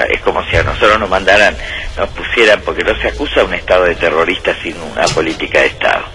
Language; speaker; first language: Spanish; native; Spanish